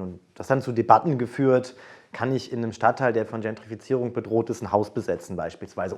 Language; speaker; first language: German; native; German